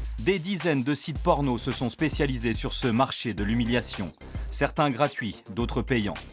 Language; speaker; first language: French; native; French